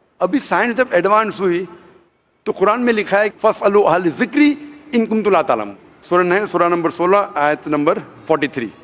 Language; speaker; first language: Hindi; non-native, local second language; Konkani